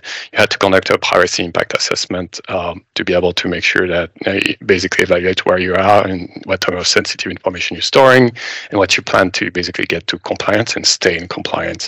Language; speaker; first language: English; non-native, fluent; French